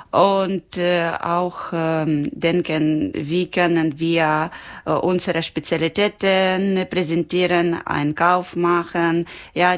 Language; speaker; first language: German; non-native, learner; Ukrainian